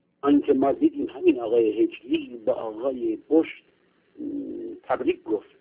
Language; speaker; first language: Persian; non-native, local second language; Kurdish